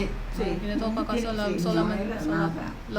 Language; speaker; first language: Spanish; early bilingual, heritage; English